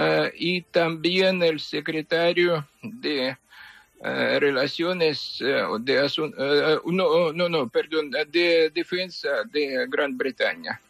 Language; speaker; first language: Spanish; non-native, fluent; Ukrainian